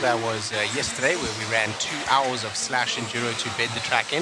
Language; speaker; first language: English; native; English